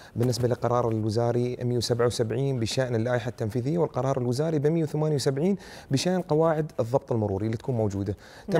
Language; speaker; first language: Arabic; native; Arabic